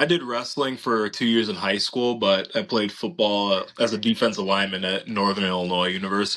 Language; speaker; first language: English; native; English